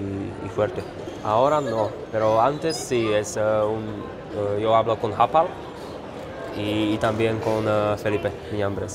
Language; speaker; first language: Spanish; non-native, learner; Slovak